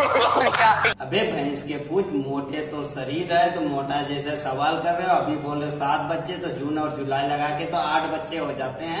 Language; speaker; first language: Hindi; native; Hindi